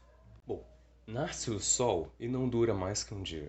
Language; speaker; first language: Portuguese; native; Portuguese